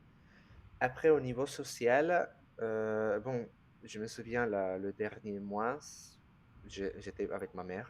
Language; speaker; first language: French; non-native, fluent; Spanish